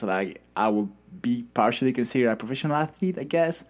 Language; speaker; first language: English; non-native, fluent; Spanish